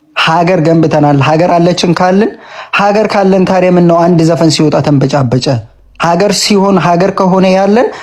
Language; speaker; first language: Amharic; non-native, local second language; Oromo